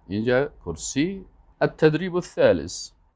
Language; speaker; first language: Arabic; non-native, fluent; Persian